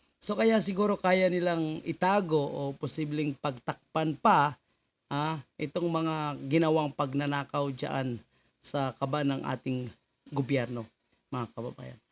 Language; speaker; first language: Filipino; native; Filipino